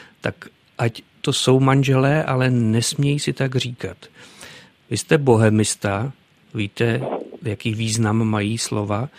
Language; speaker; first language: Czech; native; Czech